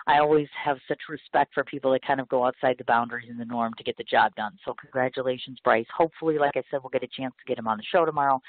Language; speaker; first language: English; native; English